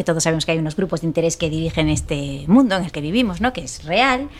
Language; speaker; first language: Spanish; native; Spanish